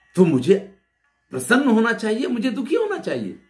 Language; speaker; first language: Hindi; native; Hindi